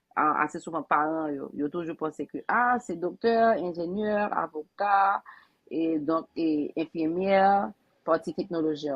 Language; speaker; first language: French; non-native, local second language; Haitian Creole